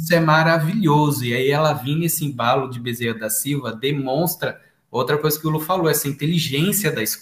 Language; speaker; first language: Portuguese; native; Portuguese